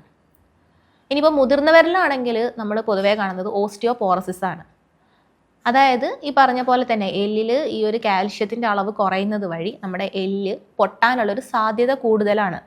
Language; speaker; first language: Malayalam; native; Malayalam